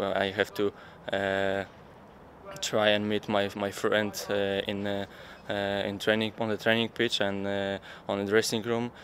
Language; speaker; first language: English; non-native, learner; Polish